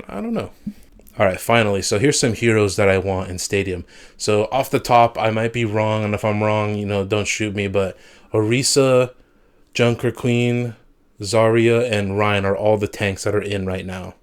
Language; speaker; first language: English; native; English